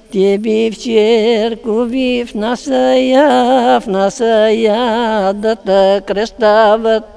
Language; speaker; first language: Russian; non-native, local second language; Bulgarian